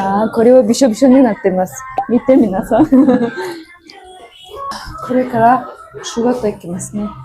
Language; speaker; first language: Japanese; non-native, fluent; Mongolian